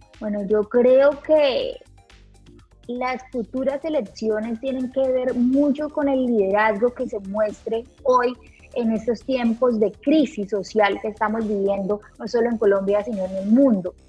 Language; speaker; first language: Spanish; native; Spanish